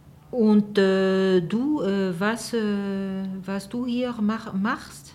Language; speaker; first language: German; non-native, learner; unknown